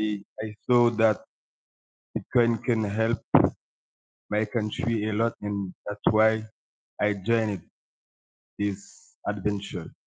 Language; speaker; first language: English; non-native, local second language; Haitian Creole